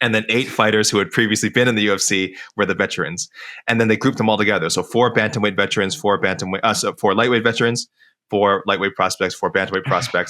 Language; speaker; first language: English; native; English